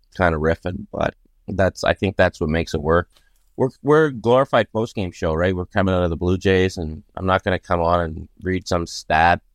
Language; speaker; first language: English; native; English